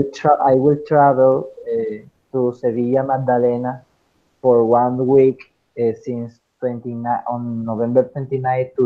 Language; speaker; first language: English; non-native, fluent; Spanish